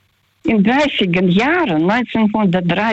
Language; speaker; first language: German; early bilingual, heritage; German